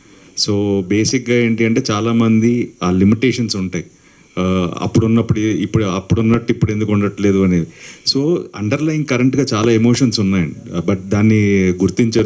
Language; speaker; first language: Telugu; native; Telugu